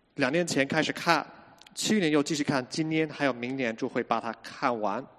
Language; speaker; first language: Chinese; non-native, fluent; English